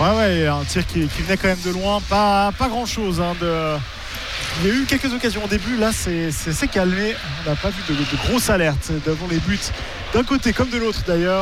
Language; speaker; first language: French; native; French